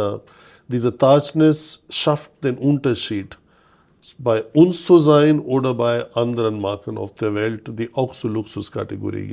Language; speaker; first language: German; non-native, fluent; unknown